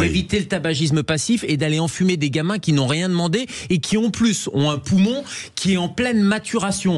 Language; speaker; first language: French; native; French